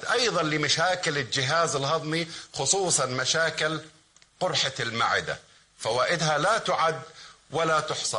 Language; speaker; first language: Arabic; native; Arabic